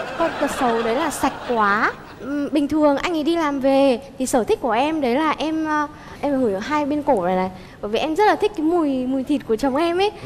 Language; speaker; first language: Vietnamese; native; Vietnamese